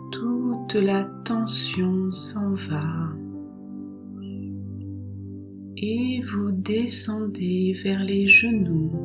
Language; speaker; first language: French; native; French